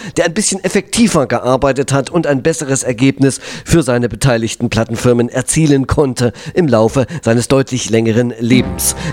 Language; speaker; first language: German; native; German